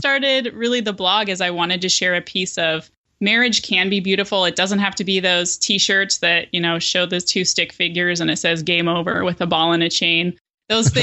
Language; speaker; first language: English; native; English